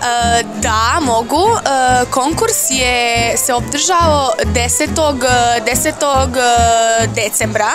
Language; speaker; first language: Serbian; early bilingual, heritage; Serbian